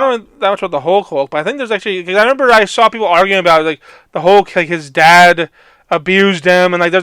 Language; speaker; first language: English; native; English